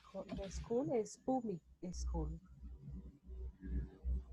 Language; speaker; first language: English; non-native, learner; Spanish